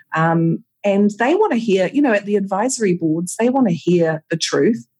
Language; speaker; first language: English; native; English